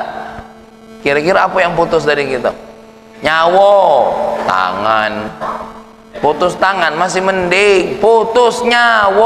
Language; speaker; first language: Indonesian; native; Indonesian